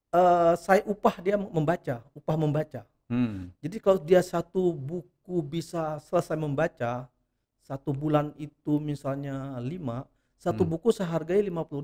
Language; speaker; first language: Indonesian; native; Indonesian